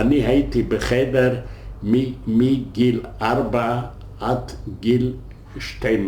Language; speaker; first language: Hebrew; non-native, fluent; Yiddish